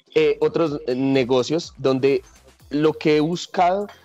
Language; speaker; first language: Spanish; native; Spanish